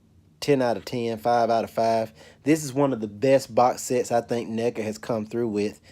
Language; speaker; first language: English; native; English